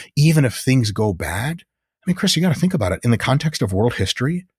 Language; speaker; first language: English; early bilingual, other home language; Russian